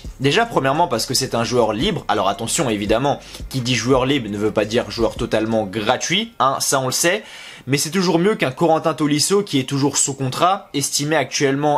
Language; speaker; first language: French; native; French